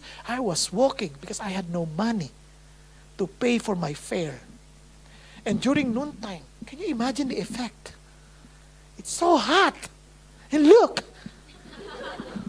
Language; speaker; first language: English; non-native, local second language; Filipino